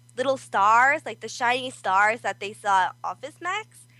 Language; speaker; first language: English; early bilingual, other home language; Korean